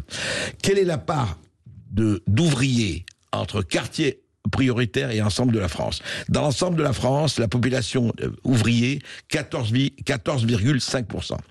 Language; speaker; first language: French; native; French